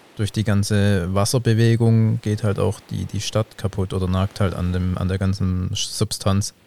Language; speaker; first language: German; native; German